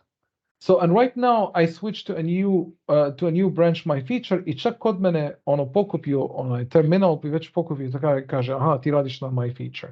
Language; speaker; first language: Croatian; early bilingual, heritage; Bosnian